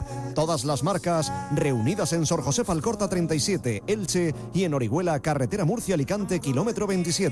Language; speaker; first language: Spanish; native; Spanish